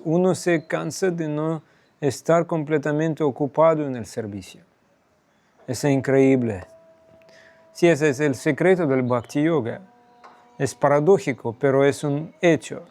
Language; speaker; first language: Spanish; non-native, fluent; Russian